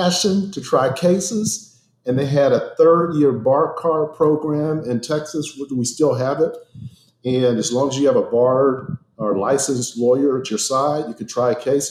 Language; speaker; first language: English; native; English